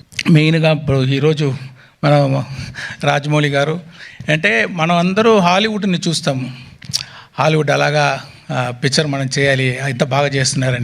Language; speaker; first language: Telugu; non-native, local second language; Tamil